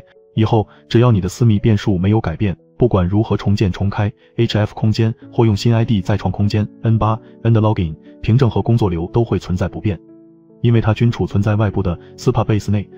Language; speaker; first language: Chinese; native; Chinese